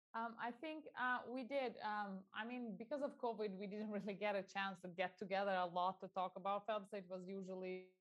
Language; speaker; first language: English; non-native, fluent; Albanian